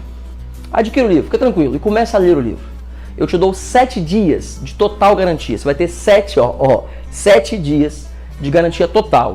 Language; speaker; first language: Portuguese; native; Portuguese